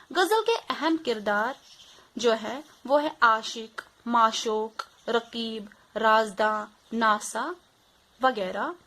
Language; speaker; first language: Urdu; non-native, local second language; Kashmiri